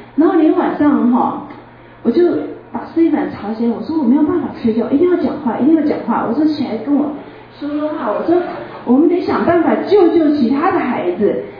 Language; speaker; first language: Chinese; native; Chinese